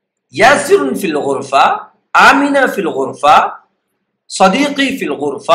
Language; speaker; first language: Arabic; non-native, fluent; Urdu